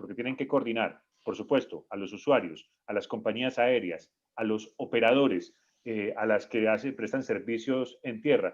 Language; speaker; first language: Spanish; native; Spanish